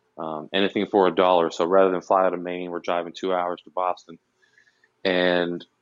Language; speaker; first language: English; native; English